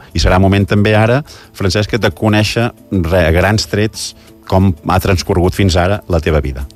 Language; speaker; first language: Catalan; native; Catalan